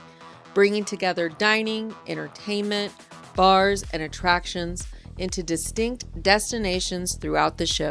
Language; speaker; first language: English; native; English